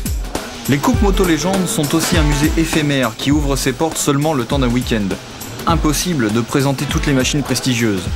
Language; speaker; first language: French; native; French